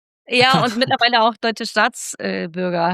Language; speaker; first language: German; native; German